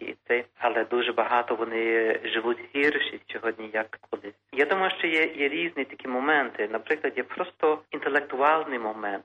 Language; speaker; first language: Ukrainian; early bilingual, heritage; Ukrainian